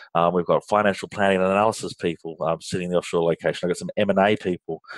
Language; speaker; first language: English; native; English